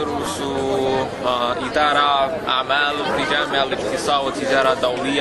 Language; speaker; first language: Arabic; non-native, learner; Chinese